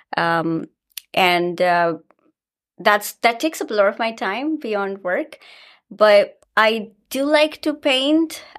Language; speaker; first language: English; non-native, local second language; Hindi